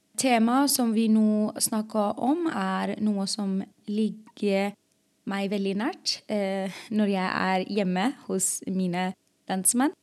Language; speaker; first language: Norwegian; non-native, fluent; Arabic